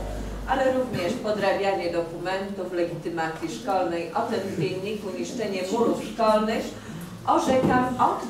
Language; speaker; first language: Polish; native; Polish